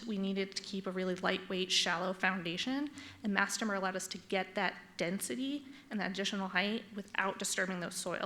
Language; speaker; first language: English; native; English